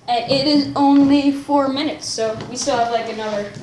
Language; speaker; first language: English; native; English